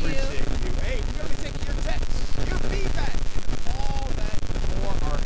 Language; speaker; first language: English; native; English